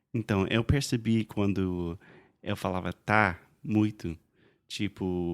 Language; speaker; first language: Portuguese; non-native, fluent; English